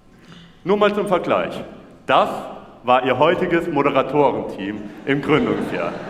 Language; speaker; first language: German; native; German